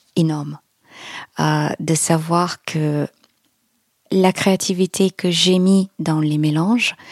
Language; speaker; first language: French; non-native, fluent; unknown